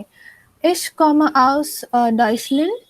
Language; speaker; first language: German; non-native, learner; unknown